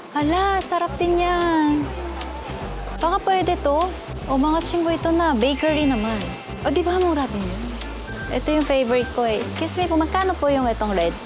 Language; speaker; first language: Filipino; non-native, fluent; Korean